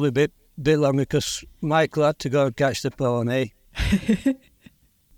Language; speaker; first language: English; native; English